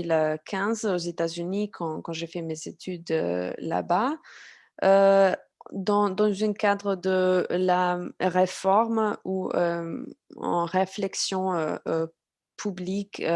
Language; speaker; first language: French; non-native, fluent; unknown